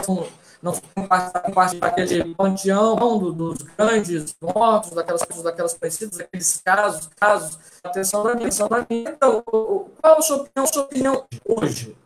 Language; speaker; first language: Portuguese; native; Portuguese